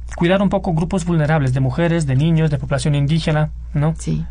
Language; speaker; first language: Spanish; non-native, fluent; Romanian